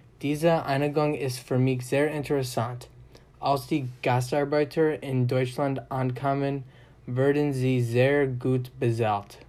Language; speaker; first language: German; non-native, learner; English